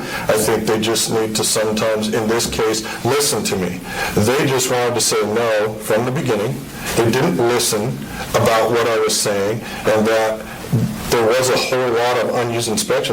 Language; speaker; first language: English; native; English